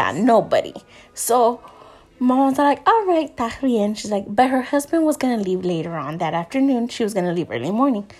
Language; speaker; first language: English; early bilingual, other home language; Spanish